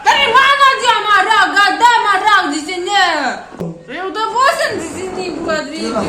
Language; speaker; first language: Indonesian; non-native, learner; Russian